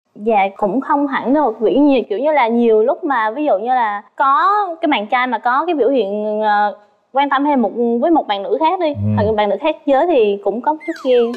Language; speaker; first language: Vietnamese; native; Vietnamese